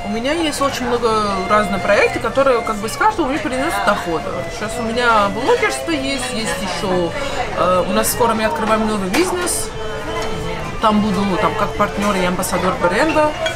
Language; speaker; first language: Russian; non-native, fluent; Persian